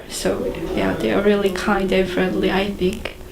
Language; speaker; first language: English; non-native, learner; Korean